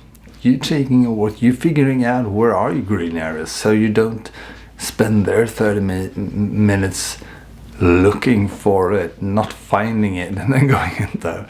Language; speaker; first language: English; non-native, fluent; Swedish